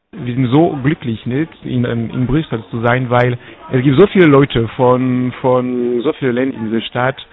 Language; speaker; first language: German; non-native, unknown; French